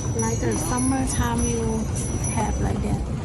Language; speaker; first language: English; non-native, learner; Korean